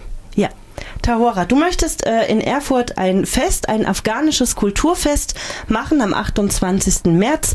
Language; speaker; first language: German; native; German